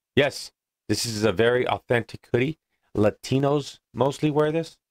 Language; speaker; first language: English; early bilingual, other home language; Spanish